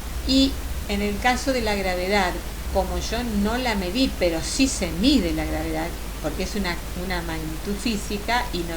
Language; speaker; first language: Spanish; native; Spanish